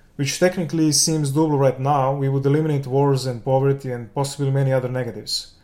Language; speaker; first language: English; non-native, fluent; Serbian